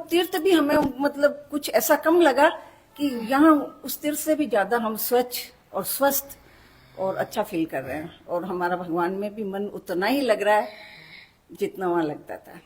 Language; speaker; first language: Hindi; native; Hindi